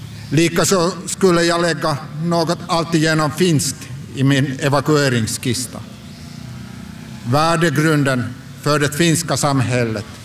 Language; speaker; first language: Swedish; non-native, local second language; Finnish